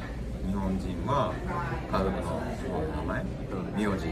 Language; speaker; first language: Japanese; native; Japanese